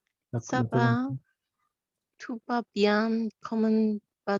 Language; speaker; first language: French; non-native, learner; Spanish